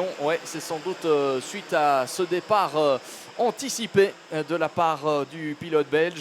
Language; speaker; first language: French; native; French